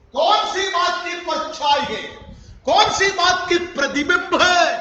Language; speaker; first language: Hindi; non-native, local second language; Malayalam